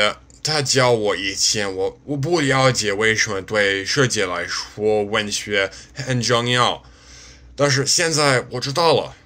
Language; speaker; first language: Chinese; non-native, learner; English